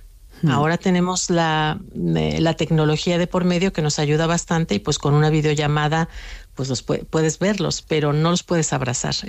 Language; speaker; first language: Spanish; native; Spanish